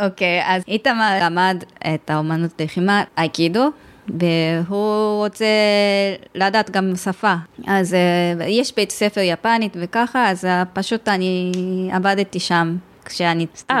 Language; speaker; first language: Hebrew; non-native, learner; Japanese